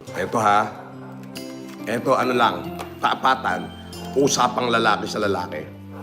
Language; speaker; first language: Filipino; native; Filipino